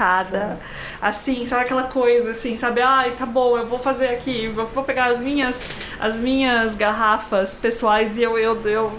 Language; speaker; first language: Portuguese; native; Portuguese